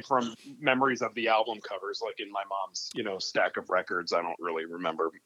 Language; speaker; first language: English; native; English